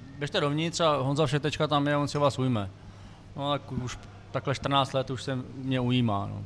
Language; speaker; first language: Czech; early bilingual, other home language; Ukrainian